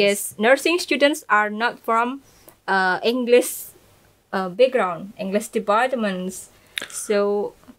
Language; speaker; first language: English; non-native, fluent; Indonesian